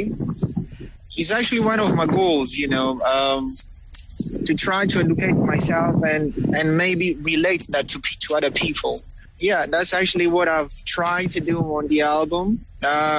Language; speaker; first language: English; non-native, fluent; Kongo